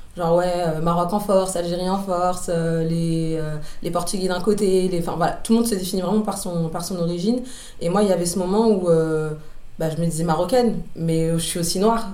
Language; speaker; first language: French; native; French